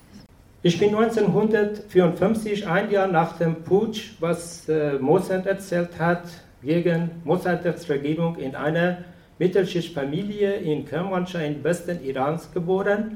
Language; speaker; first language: German; non-native, fluent; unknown